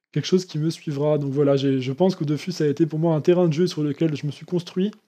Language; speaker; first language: French; native; French